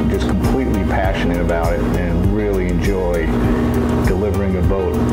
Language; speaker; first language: English; native; English